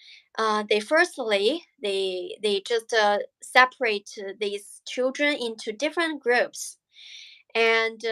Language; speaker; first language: English; non-native, learner; Chinese